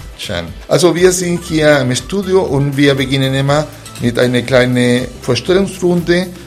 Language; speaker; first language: German; non-native, fluent; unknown